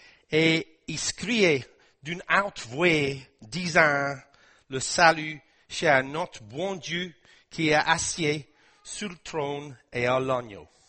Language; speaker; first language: French; non-native, fluent; English